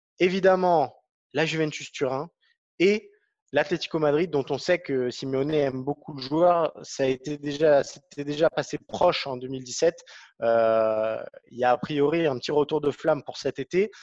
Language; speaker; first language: French; native; French